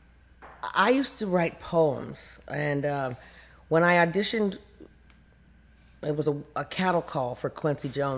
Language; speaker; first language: English; native; English